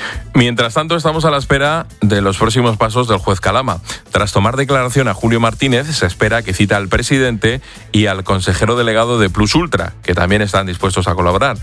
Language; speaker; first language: Spanish; native; Spanish